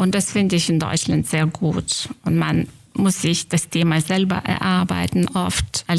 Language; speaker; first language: German; non-native, fluent; Lithuanian